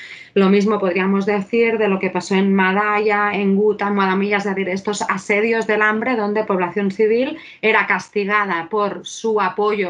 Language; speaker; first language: Spanish; native; Spanish